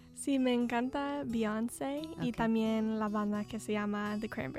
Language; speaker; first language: Spanish; early bilingual, heritage; Spanish